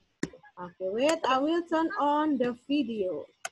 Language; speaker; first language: English; non-native, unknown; Indonesian